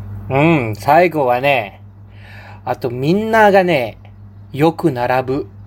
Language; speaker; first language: Japanese; non-native, fluent; Malay